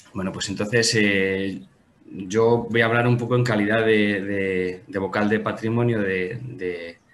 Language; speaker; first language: Spanish; native; Spanish